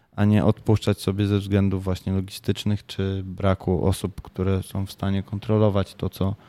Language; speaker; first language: Polish; native; Polish